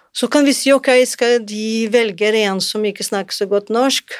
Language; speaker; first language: Norwegian; non-native, fluent; Portuguese